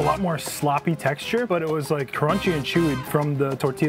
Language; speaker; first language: English; native; English